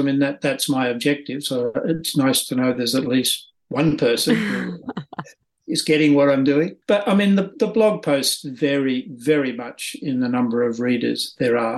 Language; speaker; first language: English; native; English